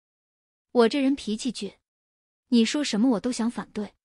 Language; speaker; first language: Chinese; native; Chinese